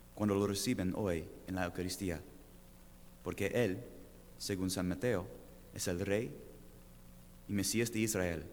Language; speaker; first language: Spanish; non-native, learner; English